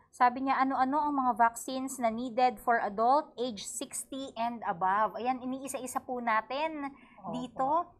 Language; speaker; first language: Filipino; native; Filipino